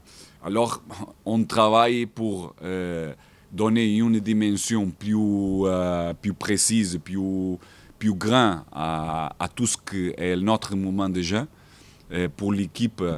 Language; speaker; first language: French; non-native, fluent; Portuguese